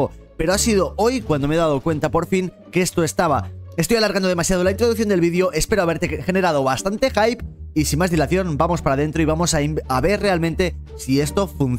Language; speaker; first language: Spanish; native; Spanish